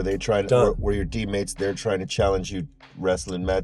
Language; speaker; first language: English; native; English